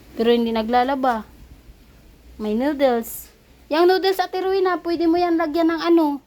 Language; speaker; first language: Filipino; non-native, local second language; Cebuano